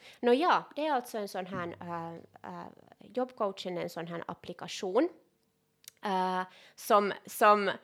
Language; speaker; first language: Swedish; non-native, local second language; Finnish